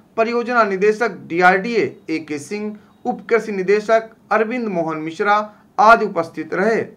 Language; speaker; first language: Hindi; native; Hindi